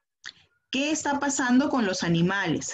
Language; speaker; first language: Spanish; native; Spanish